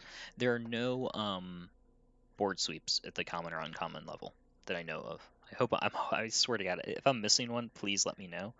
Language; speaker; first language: English; native; English